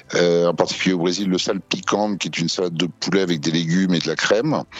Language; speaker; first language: French; native; French